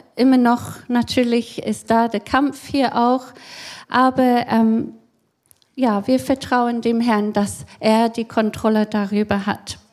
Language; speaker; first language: German; non-native, fluent; English